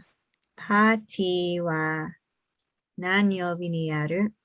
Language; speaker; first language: Japanese; non-native, learner; English